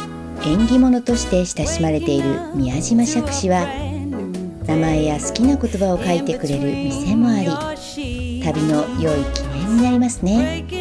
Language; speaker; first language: Japanese; native; Japanese